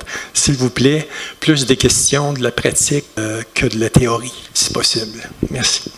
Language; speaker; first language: French; native; French